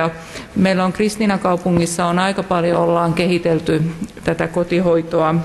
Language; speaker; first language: Finnish; native; Finnish